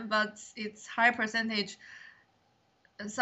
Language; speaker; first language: English; non-native, learner; Chinese